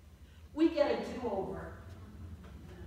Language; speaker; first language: English; native; English